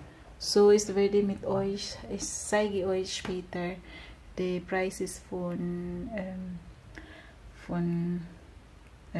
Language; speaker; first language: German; non-native, learner; Filipino